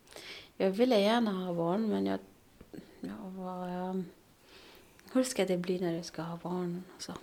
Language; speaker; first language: Swedish; non-native, learner; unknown